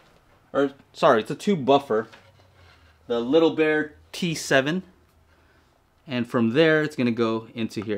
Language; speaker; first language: English; native; English